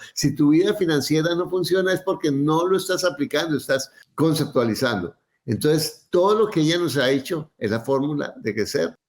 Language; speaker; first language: Spanish; native; Spanish